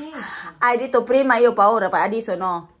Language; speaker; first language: Italian; non-native, learner; Filipino